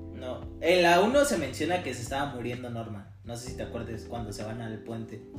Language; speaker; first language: Spanish; native; Spanish